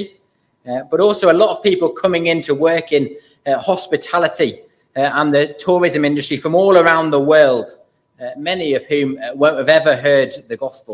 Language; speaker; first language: English; native; English